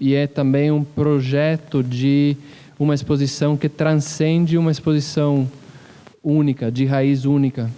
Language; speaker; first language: Portuguese; non-native, fluent; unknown